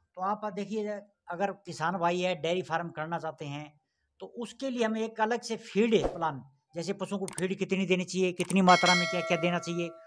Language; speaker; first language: Hindi; native; Hindi